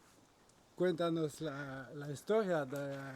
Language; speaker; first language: Spanish; non-native, learner; French